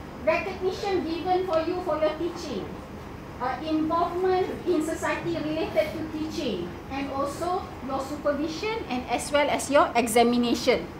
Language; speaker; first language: English; non-native, local second language; Malay